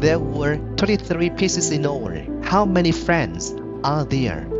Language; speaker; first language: English; non-native, fluent; Vietnamese